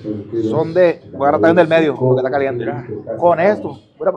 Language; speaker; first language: Spanish; native; Spanish